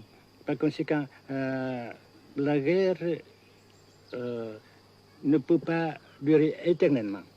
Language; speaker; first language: French; non-native, local second language; Vietnamese